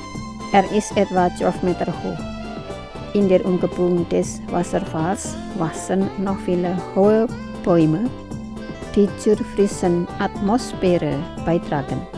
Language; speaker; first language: German; non-native, fluent; Indonesian